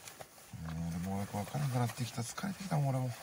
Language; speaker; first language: Japanese; native; Japanese